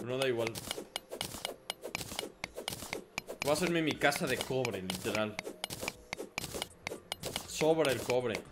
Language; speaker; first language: Spanish; native; Spanish